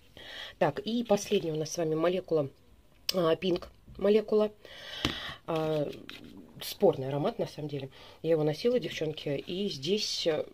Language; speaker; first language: Russian; native; Russian